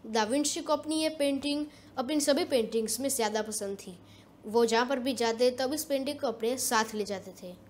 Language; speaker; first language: Hindi; non-native, local second language; Gujarati